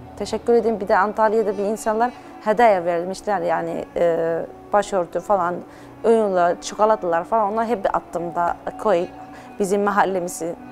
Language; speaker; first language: Turkish; non-native, learner; Arabic